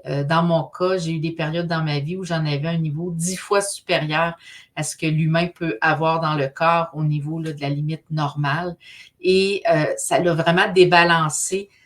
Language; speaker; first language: French; native; French